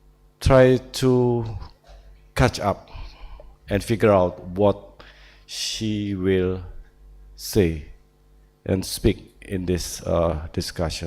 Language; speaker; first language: English; non-native, learner; Indonesian